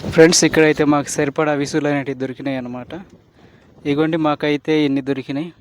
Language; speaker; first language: Telugu; non-native, local second language; Koya